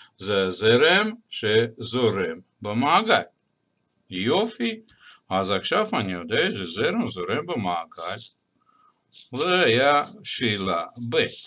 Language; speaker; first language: Hebrew; non-native, fluent; Russian